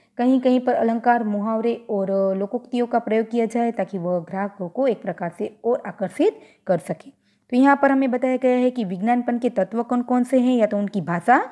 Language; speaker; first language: Hindi; non-native, local second language; Gujarati